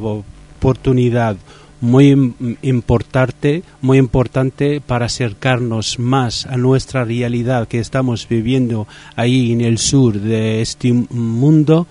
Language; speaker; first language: Spanish; non-native, fluent; Riffian